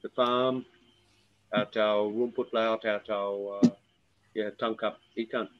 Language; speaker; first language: Indonesian; non-native, learner; English